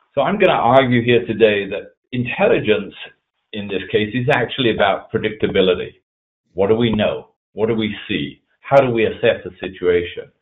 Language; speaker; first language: English; native; English